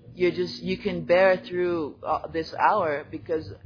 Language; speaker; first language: English; non-native, fluent; Spanish